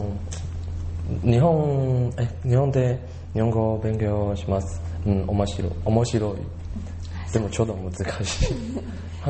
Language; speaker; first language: Japanese; non-native, learner; Chinese